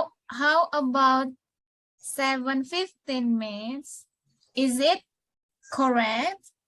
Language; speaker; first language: English; non-native, learner; Indonesian